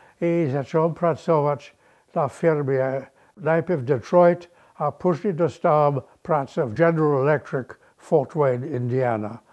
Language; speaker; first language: Polish; early bilingual, other home language; English